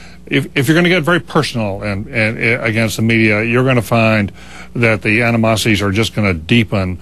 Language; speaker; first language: English; native; English